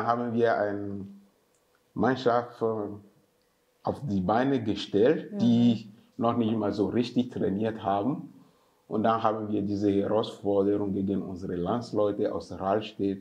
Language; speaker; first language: German; non-native, fluent; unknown